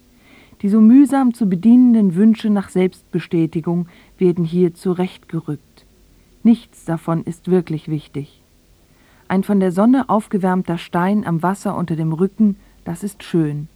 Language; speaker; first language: German; native; German